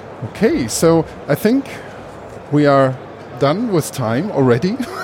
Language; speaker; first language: English; non-native, fluent; German